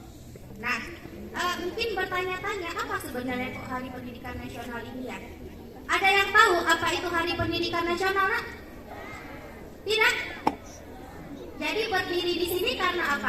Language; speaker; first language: Indonesian; native; Indonesian